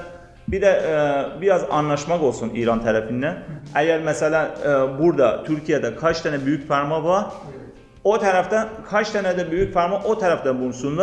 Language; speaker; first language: Turkish; non-native, learner; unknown